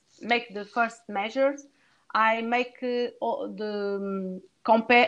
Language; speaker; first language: English; non-native, learner; Portuguese